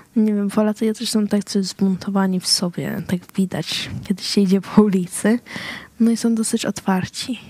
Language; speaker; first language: Polish; early bilingual, heritage; Swedish